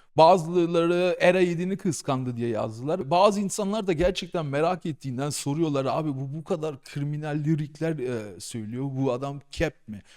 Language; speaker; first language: Turkish; early bilingual, heritage; Turkish